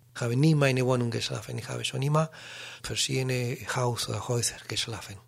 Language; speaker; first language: German; non-native, learner; Spanish